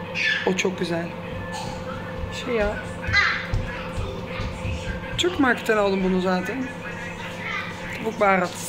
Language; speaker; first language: Turkish; non-native, learner; Dutch